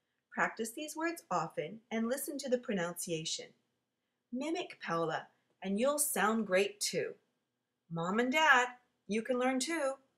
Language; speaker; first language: English; native; English